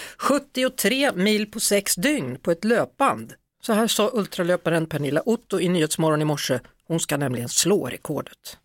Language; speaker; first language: Swedish; native; Swedish